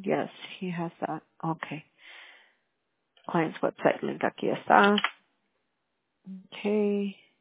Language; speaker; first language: English; early bilingual, other home language; Spanish